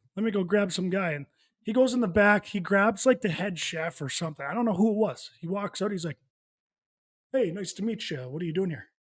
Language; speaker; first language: English; native; English